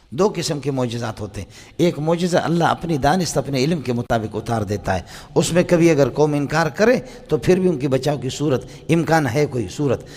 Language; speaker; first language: Urdu; non-native, local second language; Baluchi